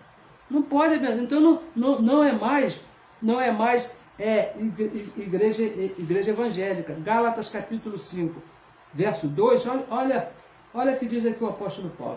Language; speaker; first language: Portuguese; native; Portuguese